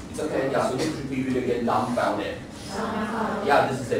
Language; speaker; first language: English; non-native, fluent; Chinese